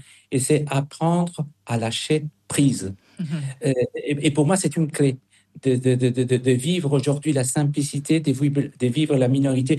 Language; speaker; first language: French; non-native, fluent; Spanish